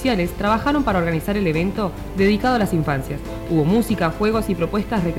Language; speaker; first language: Spanish; native; Spanish